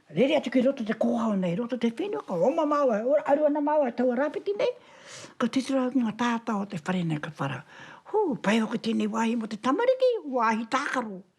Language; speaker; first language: Māori; native; Māori